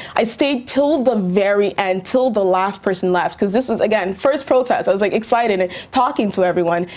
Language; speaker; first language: English; native; English